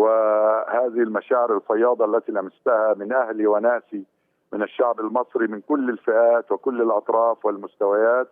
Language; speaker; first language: Arabic; native; Arabic